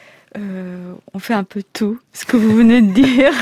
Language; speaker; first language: French; non-native, fluent; Korean